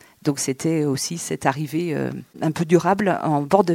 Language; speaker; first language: French; native; French